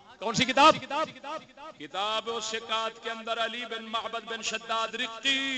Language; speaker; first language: Urdu; non-native, local second language; Saraiki